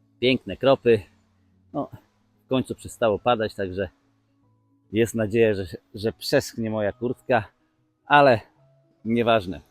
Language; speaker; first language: Polish; native; Polish